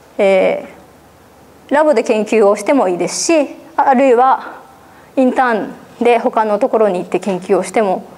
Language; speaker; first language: Japanese; native; Japanese